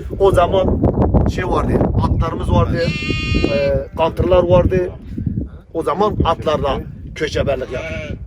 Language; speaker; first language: Turkish; native; Turkish